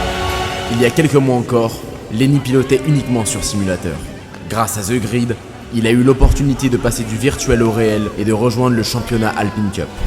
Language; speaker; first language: French; native; French